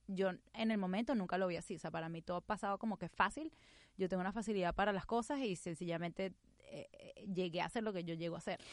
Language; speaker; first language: Spanish; native; Spanish